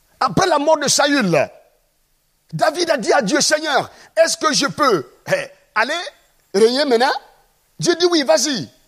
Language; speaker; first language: French; non-native, local second language; Mossi